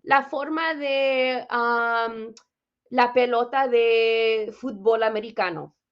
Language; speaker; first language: Spanish; early bilingual, heritage; Spanish